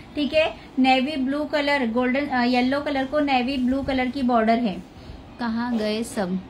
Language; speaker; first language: Hindi; non-native, local second language; Marathi